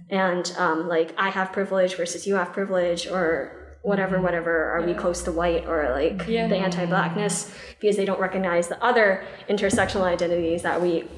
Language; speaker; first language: English; native; English